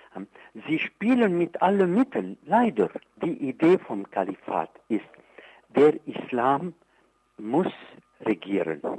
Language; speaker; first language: German; non-native, fluent; Arabic